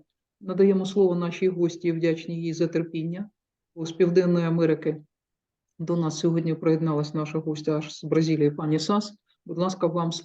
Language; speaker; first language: Ukrainian; native; Ukrainian